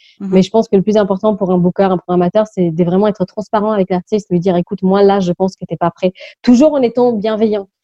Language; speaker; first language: French; early bilingual, other home language; English